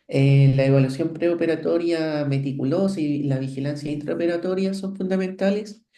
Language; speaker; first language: Spanish; native; Spanish